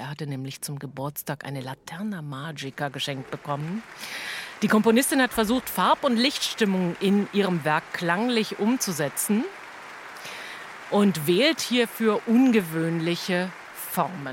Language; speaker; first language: German; native; German